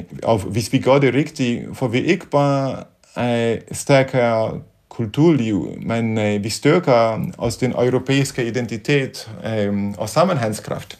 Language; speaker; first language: Danish; non-native, fluent; Polish